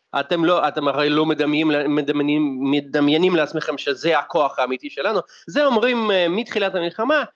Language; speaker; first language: Hebrew; non-native, fluent; Russian